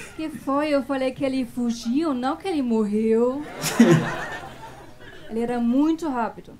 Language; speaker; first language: Portuguese; non-native, fluent; German